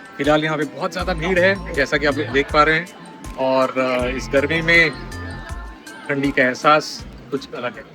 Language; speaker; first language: Hindi; non-native, local second language; Bangla